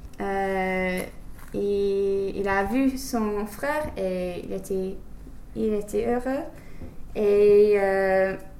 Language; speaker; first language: French; non-native, learner; English